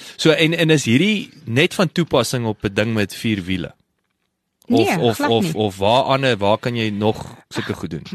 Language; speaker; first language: Afrikaans; native; Afrikaans